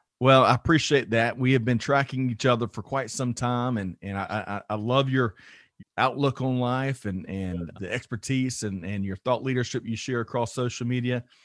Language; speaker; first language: English; native; English